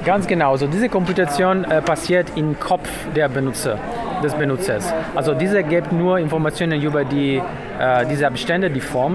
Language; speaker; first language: German; non-native, learner; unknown